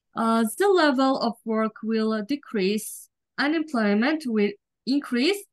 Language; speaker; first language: English; non-native, learner; Georgian